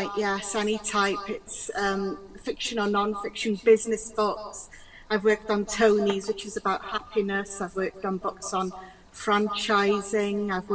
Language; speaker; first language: English; non-native, local second language; Welsh